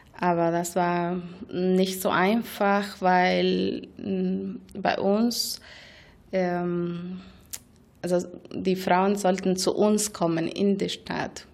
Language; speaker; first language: German; non-native, fluent; Spanish